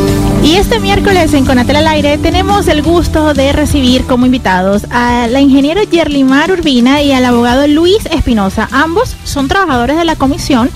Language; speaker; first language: Spanish; native; Spanish